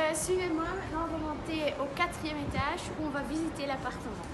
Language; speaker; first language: French; non-native, fluent; Dutch